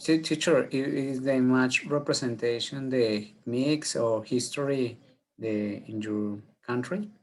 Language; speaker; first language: English; non-native, learner; Spanish